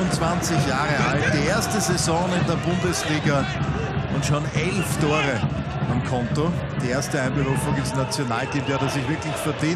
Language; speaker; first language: German; native; German